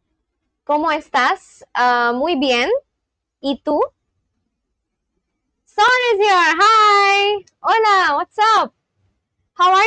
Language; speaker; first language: Spanish; non-native, learner; English